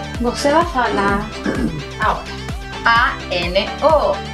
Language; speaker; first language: Portuguese; non-native, learner; Spanish